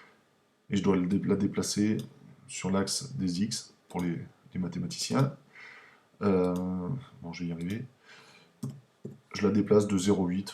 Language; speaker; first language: French; native; French